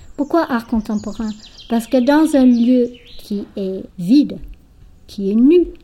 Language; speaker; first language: French; non-native, fluent; English